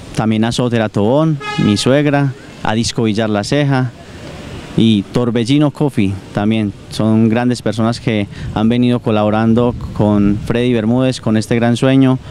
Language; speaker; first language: Spanish; native; Spanish